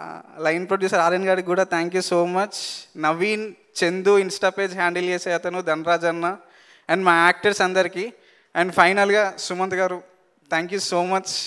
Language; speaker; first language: Telugu; native; Telugu